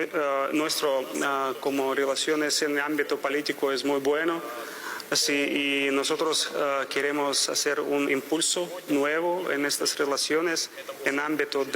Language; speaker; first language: Spanish; non-native, fluent; Russian